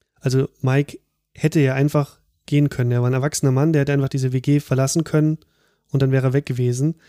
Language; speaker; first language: German; native; German